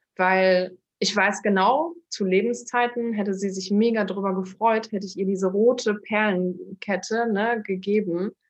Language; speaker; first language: German; early bilingual, other home language; Turkish